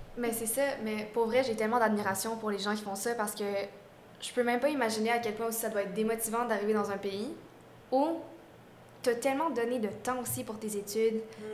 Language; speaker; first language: French; native; French